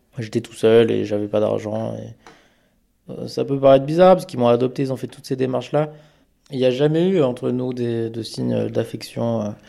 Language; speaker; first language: French; early bilingual, other home language; Amharic